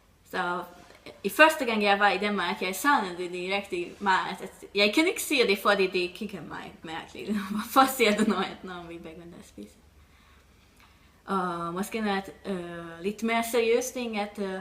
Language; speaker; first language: Danish; non-native, learner; Hungarian